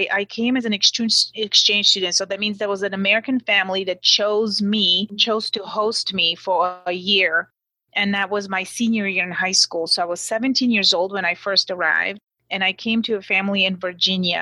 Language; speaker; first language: English; non-native, fluent; Slovak